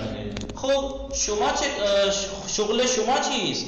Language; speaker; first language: Persian; non-native, fluent; Urdu